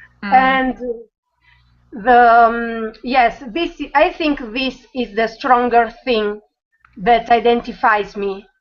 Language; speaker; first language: English; non-native, learner; Italian